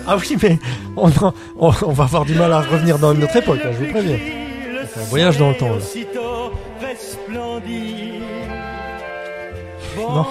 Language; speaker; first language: French; native; French